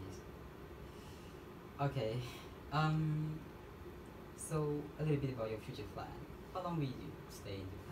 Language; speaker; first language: English; non-native, fluent; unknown